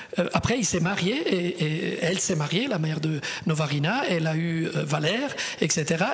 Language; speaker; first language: French; non-native, fluent; Italian